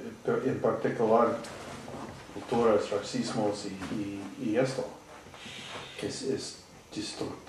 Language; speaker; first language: Spanish; non-native, learner; English